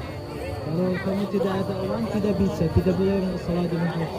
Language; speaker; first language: Indonesian; non-native, learner; Arabic